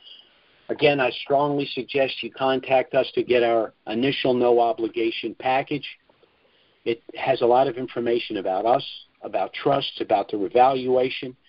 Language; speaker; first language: English; native; English